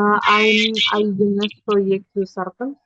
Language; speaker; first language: German; non-native, learner; Indonesian